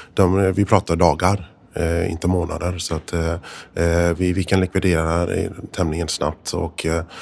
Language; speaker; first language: Swedish; non-native, fluent; English